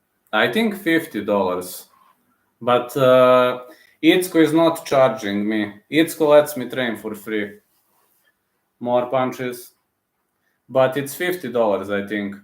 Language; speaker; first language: English; non-native, fluent; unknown